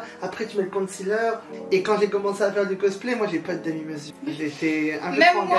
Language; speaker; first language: French; native; French